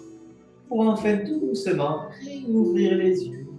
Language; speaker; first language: French; native; French